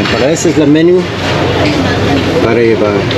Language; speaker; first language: Spanish; non-native, learner; English